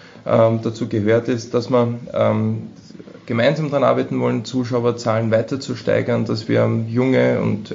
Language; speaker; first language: German; native; German